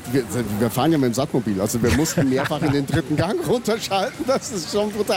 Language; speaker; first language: German; native; German